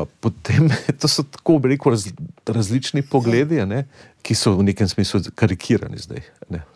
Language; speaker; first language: Slovenian; native; Slovenian